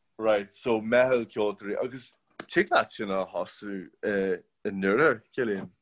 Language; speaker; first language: Irish; non-native, local second language; English